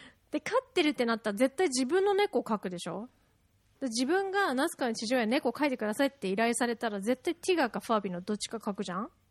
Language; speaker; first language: Japanese; native; Japanese